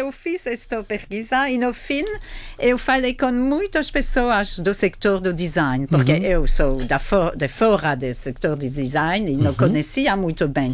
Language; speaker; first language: Portuguese; non-native, fluent; French